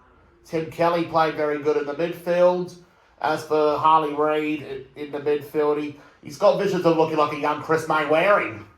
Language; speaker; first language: English; native; English